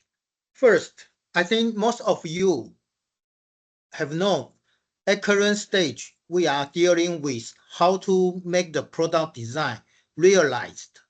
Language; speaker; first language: English; non-native, fluent; Chinese